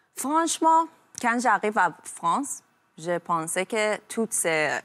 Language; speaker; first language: French; non-native, learner; Persian